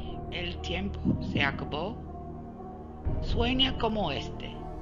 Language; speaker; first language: Spanish; non-native, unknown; English